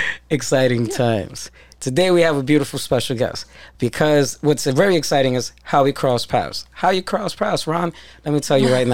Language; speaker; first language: English; early bilingual, other home language; Spanish